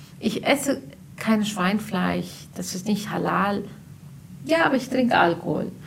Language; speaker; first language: German; non-native, fluent; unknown